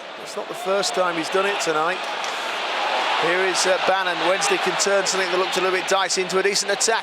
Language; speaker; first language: English; native; English